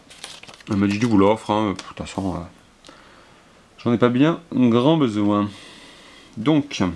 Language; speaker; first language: French; native; French